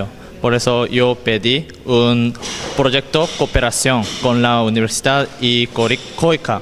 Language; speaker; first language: Spanish; non-native, learner; Korean